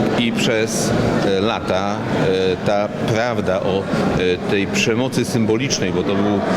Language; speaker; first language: Polish; native; Polish